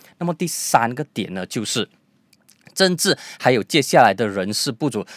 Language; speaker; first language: Chinese; native; Chinese